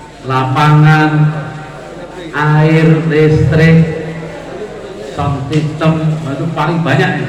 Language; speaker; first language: Indonesian; non-native, local second language; Javanese